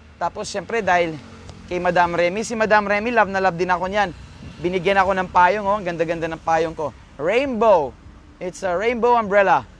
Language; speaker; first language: Filipino; non-native, local second language; Pampanga